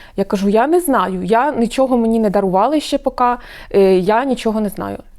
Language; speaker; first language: Ukrainian; non-native, local second language; Russian